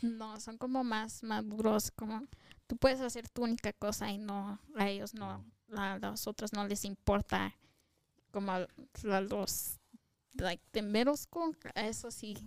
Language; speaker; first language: Spanish; early bilingual, heritage; Spanish